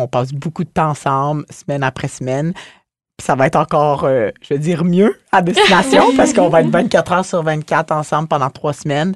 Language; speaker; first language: French; native; French